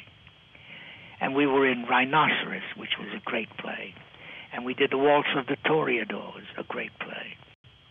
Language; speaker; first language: English; native; English